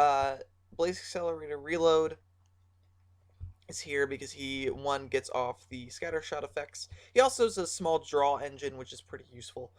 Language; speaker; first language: English; native; English